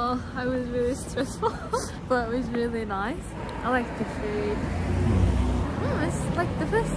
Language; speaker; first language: English; non-native, fluent; Arabic